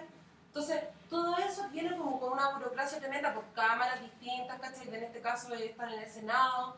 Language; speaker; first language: Spanish; native; Spanish